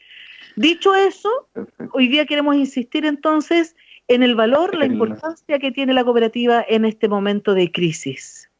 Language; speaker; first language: Spanish; native; Spanish